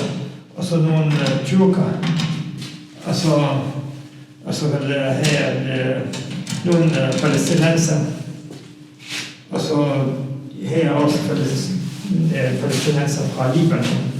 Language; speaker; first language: Danish; non-native, fluent; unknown